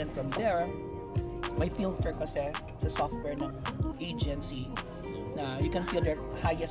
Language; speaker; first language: Filipino; native; Filipino